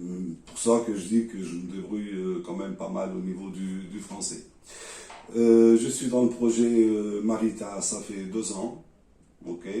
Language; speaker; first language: French; non-native, learner; Portuguese